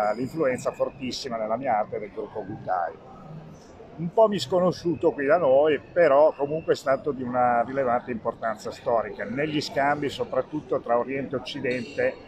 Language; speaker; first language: Italian; native; Italian